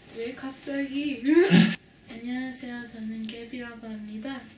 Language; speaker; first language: Korean; non-native, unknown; English